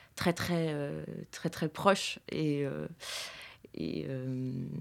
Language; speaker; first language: French; native; French